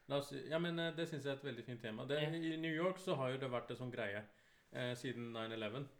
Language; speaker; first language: Norwegian; early bilingual, other home language; Urdu